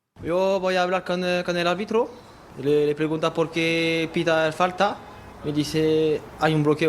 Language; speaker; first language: Spanish; non-native, learner; French